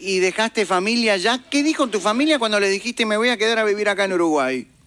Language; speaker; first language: Spanish; native; Spanish